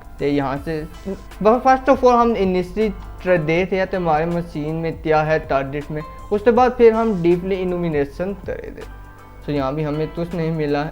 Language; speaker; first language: Urdu; non-native, local second language; Punjabi